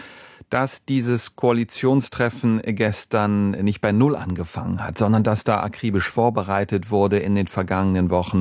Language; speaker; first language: German; native; German